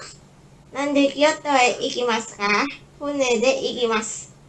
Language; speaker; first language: Japanese; non-native, learner; Indonesian